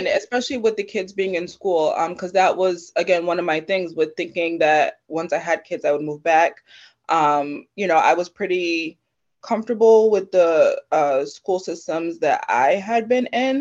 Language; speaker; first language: English; native; English